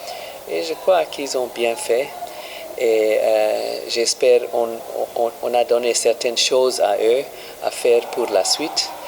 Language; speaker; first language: French; non-native, learner; English